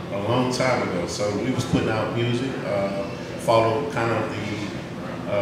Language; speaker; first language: English; native; English